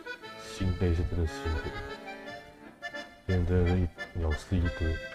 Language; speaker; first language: Chinese; native; Chinese